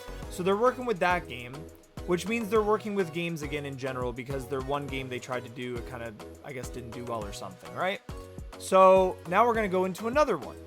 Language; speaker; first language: English; native; English